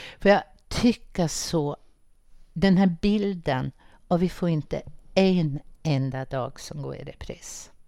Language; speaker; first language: Swedish; native; Swedish